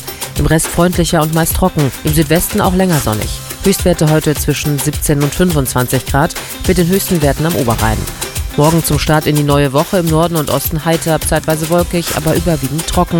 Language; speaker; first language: German; native; German